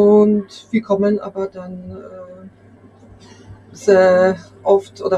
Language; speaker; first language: German; non-native, fluent; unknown